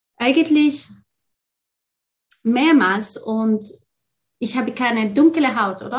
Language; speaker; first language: German; non-native, fluent; Arabic